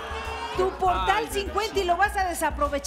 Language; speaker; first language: Spanish; native; Spanish